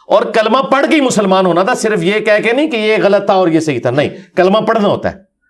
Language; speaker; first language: Urdu; non-native, local second language; Punjabi